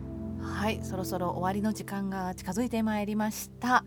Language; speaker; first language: Japanese; native; Japanese